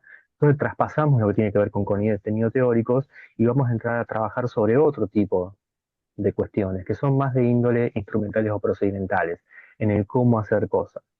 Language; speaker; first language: Spanish; native; Spanish